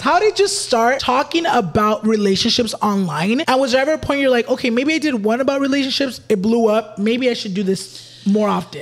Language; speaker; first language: English; early bilingual, other home language; Spanish